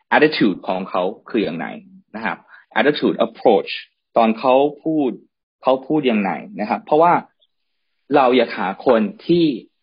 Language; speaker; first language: Thai; early bilingual, heritage; Thai